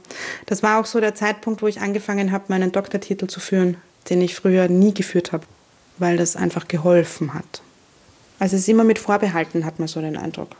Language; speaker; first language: German; native; German